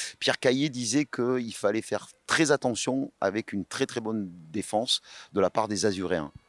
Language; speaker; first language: French; native; French